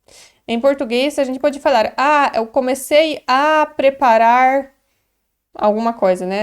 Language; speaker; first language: Portuguese; non-native, fluent; Polish